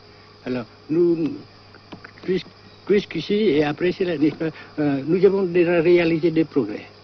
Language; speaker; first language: French; non-native, local second language; Vietnamese